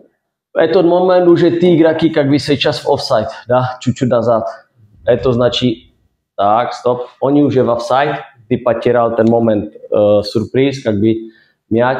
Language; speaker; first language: Russian; non-native, fluent; Czech